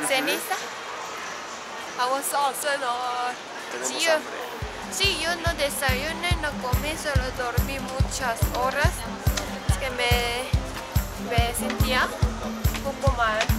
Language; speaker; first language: Spanish; non-native, learner; Korean